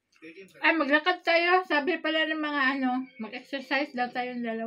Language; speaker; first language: Filipino; non-native, local second language; Cebuano